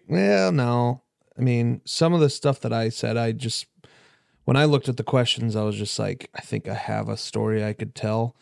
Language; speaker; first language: English; native; English